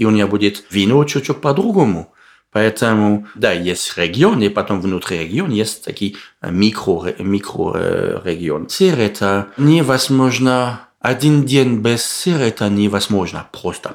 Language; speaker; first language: Russian; non-native, learner; French